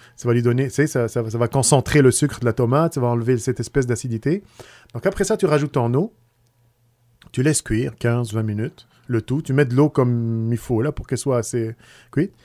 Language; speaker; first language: French; non-native, local second language; Arabic